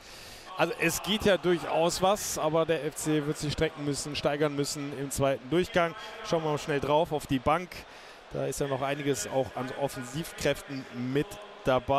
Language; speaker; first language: German; native; German